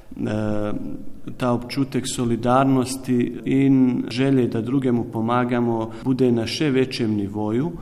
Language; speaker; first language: Slovenian; non-native, local second language; Bosnian